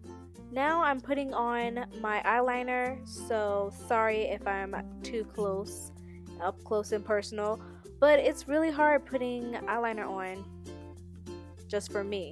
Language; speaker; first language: English; native; English